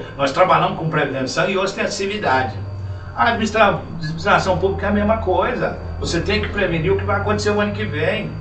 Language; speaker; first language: Portuguese; native; Portuguese